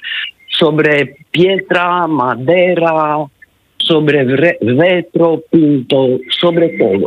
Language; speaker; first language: Spanish; non-native, learner; Italian